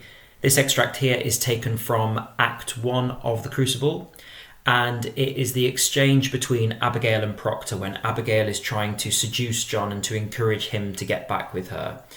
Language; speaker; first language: English; native; English